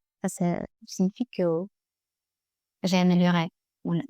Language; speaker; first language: French; non-native, learner; Russian